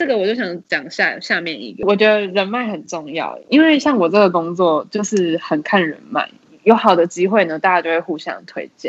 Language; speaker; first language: Chinese; native; Chinese